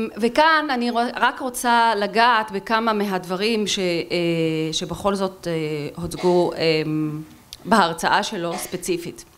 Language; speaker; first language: Hebrew; non-native, local second language; Arabic